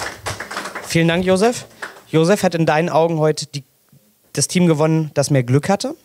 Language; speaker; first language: German; native; German